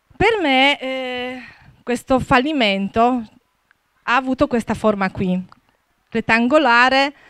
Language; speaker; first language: Italian; non-native, fluent; Polish